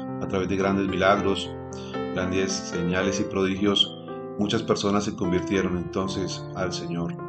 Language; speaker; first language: Spanish; native; Spanish